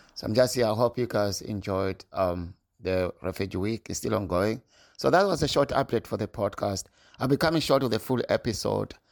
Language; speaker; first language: English; non-native, local second language; North Ndebele